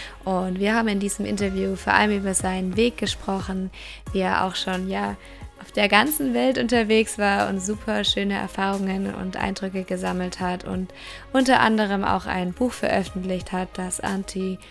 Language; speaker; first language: German; native; German